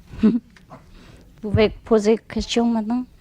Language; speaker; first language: French; non-native, learner; Chinese